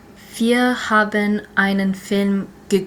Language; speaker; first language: German; non-native, learner; English